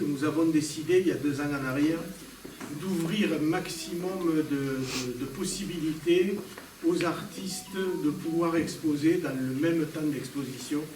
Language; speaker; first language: French; native; French